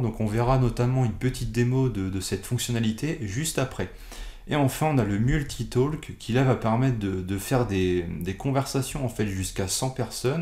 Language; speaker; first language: French; native; French